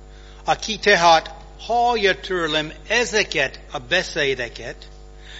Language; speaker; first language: Hungarian; non-native, fluent; English